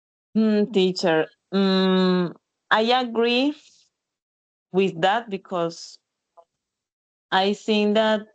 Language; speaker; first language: English; non-native, learner; Spanish